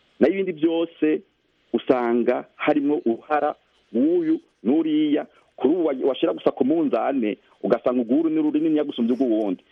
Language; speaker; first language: Rundi; native; Rundi